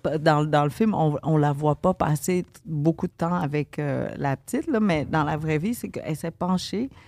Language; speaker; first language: French; early bilingual, other home language; Vietnamese